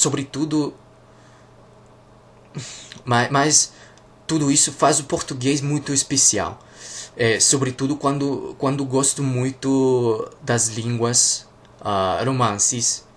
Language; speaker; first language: Portuguese; non-native, learner; Russian